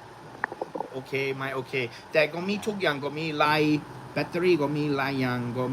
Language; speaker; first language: Thai; non-native, learner; English